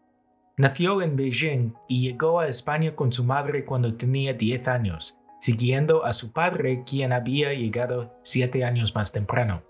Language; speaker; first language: Spanish; non-native, fluent; English